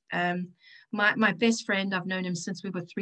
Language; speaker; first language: English; native; English